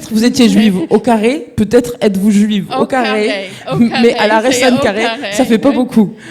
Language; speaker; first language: French; native; French